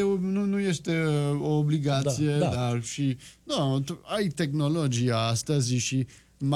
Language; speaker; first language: Romanian; non-native, learner; French